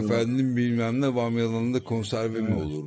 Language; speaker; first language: Turkish; native; Turkish